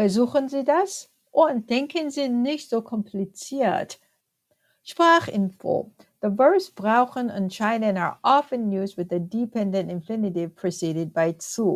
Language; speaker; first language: German; non-native, fluent; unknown